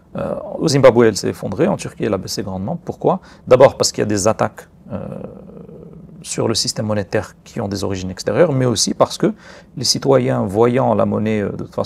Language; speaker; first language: French; non-native, local second language; Arabic